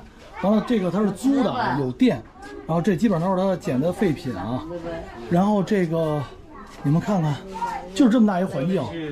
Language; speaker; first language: Chinese; native; Chinese